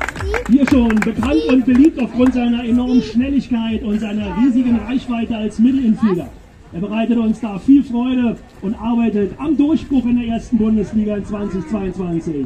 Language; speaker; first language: German; native; German